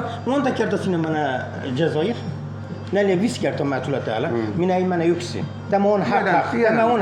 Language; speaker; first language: Finnish; non-native, learner; Turkish